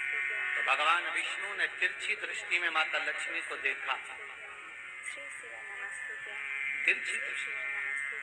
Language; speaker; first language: Hindi; native; Hindi